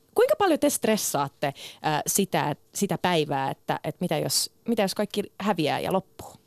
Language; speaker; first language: Finnish; early bilingual, other home language; Turkish